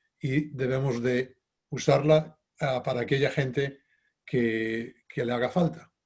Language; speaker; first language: Spanish; native; Spanish